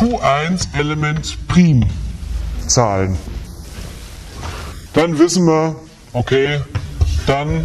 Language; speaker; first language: German; native; German